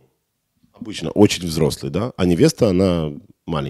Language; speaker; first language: Russian; native; Russian